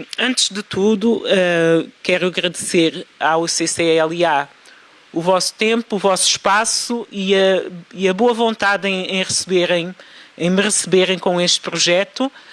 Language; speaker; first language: Portuguese; early bilingual, other home language; Kabuverdianu